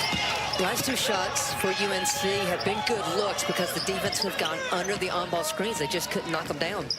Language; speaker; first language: English; native; English